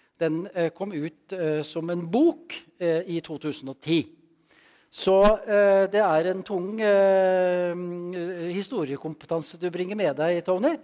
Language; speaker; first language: Norwegian; native; Norwegian